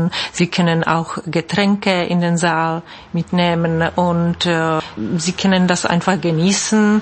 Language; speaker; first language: German; non-native, fluent; Czech